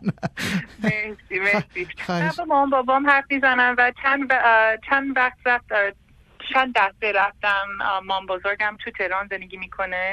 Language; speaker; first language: Persian; early bilingual, heritage; Persian